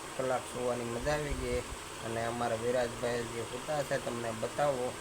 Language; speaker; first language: Gujarati; native; Gujarati